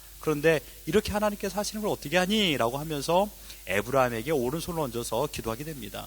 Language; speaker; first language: Korean; native; Korean